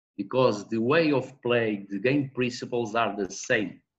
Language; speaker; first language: English; non-native, learner; Portuguese